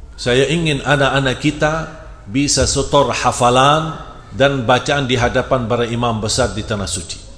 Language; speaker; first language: Indonesian; non-native, fluent; Arabic